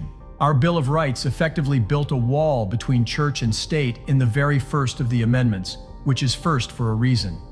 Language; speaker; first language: English; native; English